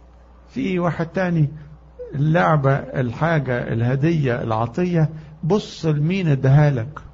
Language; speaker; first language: Arabic; native; Arabic